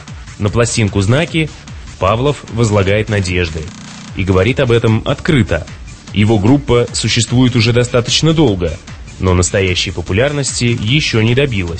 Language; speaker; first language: Russian; native; Russian